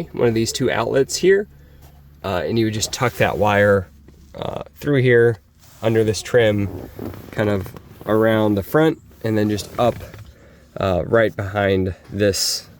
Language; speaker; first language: English; native; English